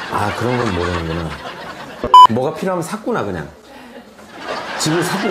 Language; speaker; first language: Korean; native; Korean